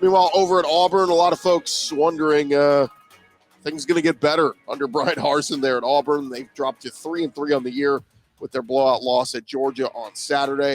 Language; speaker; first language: English; native; English